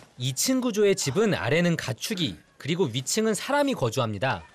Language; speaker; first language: Korean; native; Korean